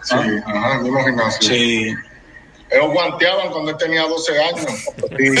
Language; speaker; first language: Spanish; early bilingual, heritage; English